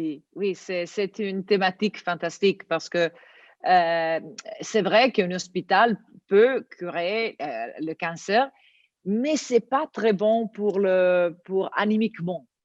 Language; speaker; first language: French; non-native, learner; Italian